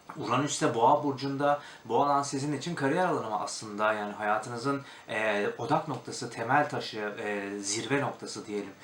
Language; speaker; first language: Turkish; native; Turkish